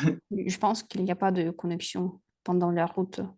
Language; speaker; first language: French; non-native, fluent; Russian